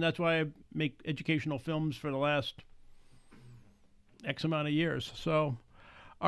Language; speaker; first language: English; native; English